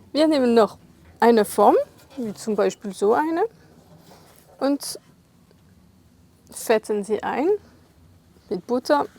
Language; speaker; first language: German; non-native, fluent; French